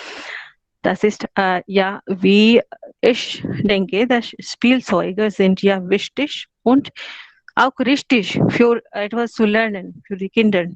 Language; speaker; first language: German; non-native, learner; Hindi